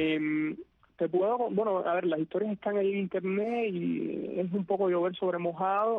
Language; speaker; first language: Spanish; native; Spanish